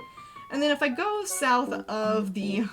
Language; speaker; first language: English; native; English